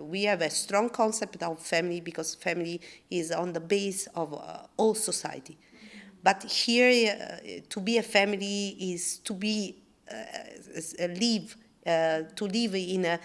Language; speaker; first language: English; non-native, learner; Italian